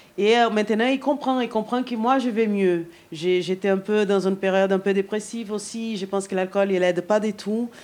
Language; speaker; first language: French; non-native, fluent; Portuguese